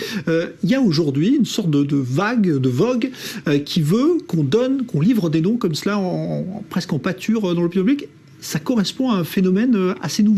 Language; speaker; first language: French; native; French